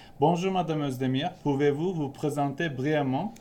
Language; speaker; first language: French; non-native, fluent; Turkish